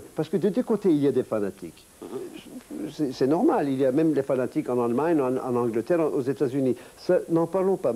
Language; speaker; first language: French; non-native, fluent; Turkish